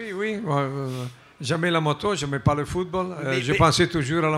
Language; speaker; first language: French; non-native, fluent; Italian